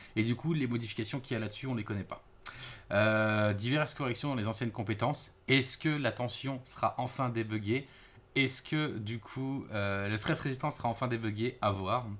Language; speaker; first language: French; native; French